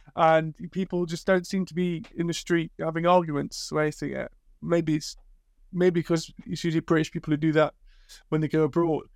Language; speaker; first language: English; native; English